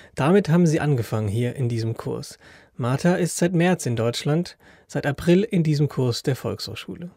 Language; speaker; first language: German; native; German